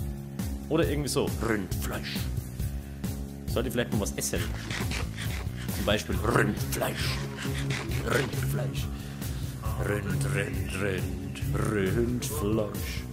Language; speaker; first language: German; native; German